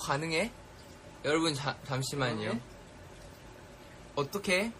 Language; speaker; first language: Korean; non-native, fluent; Thai